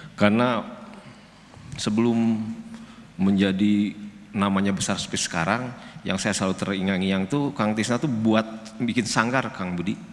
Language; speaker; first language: Indonesian; non-native, local second language; Sundanese